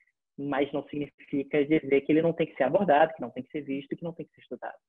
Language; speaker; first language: Portuguese; native; Portuguese